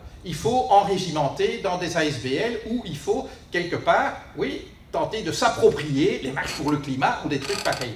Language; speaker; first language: French; native; French